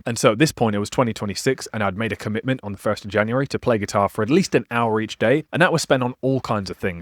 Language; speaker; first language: English; native; English